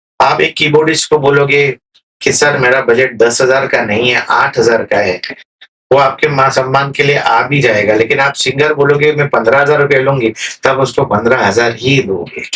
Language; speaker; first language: Hindi; non-native, local second language; Gujarati